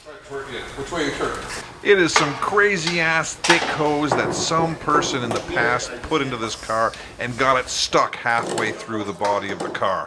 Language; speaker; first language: English; native; English